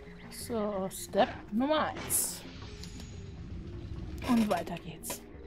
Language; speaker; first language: German; native; German